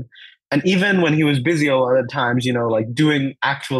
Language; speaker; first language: English; early bilingual, other home language; Telugu